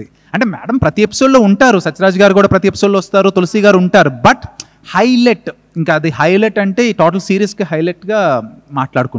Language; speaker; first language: Telugu; native; Telugu